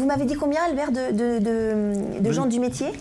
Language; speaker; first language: French; native; French